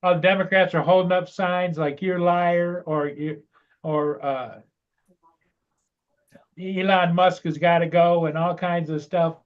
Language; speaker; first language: English; native; English